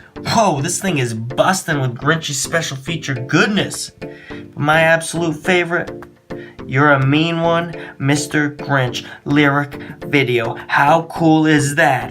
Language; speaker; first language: English; native; English